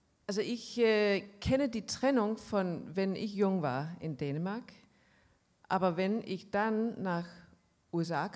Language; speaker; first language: German; non-native, fluent; Danish